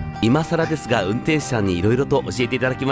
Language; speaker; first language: Japanese; native; Japanese